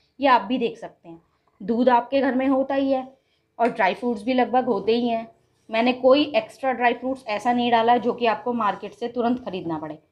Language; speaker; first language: Hindi; native; Hindi